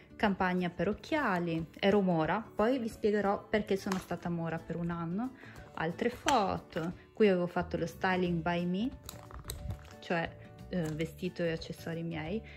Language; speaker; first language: Italian; native; Italian